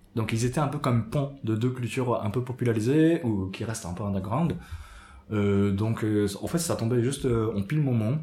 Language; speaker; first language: French; non-native, fluent; Japanese